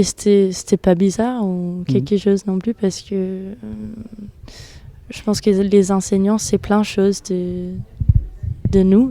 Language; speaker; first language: French; non-native, fluent; Danish